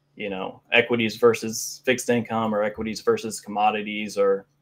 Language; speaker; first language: English; native; English